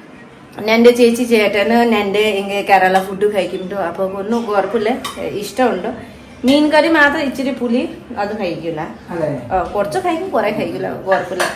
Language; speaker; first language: Malayalam; non-native, learner; Nepali